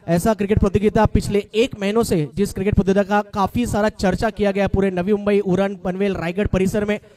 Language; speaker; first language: Hindi; non-native, local second language; Marathi